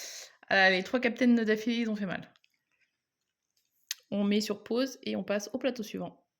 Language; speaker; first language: French; native; French